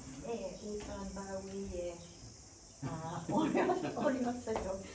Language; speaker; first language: Korean; non-native, learner; English